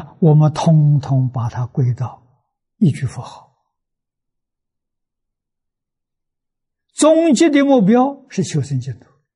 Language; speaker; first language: Chinese; native; Chinese